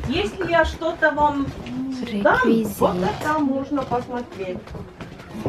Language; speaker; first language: Russian; non-native, local second language; Estonian